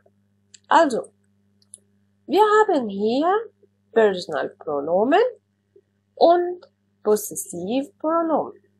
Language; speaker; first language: German; non-native, fluent; Arabic